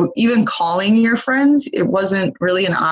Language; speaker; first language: English; native; English